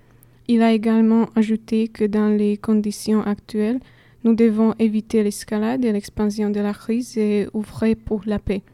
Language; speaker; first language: French; non-native, fluent; Slovak